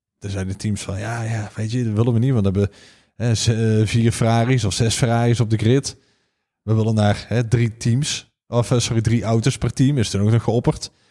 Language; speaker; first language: Dutch; native; Dutch